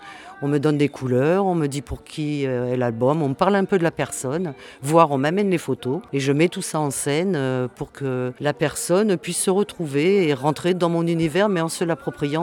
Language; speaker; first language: French; native; French